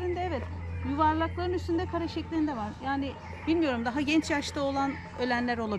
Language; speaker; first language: Turkish; native; Turkish